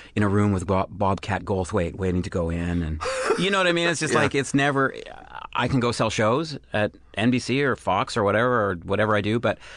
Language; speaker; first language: English; native; English